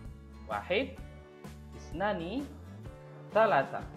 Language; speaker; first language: Arabic; non-native, fluent; Indonesian